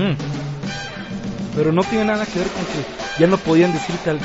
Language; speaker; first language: Spanish; native; Spanish